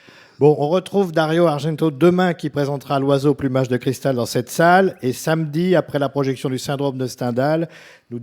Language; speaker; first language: French; native; French